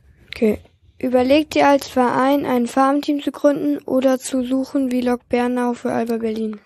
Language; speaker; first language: German; native; German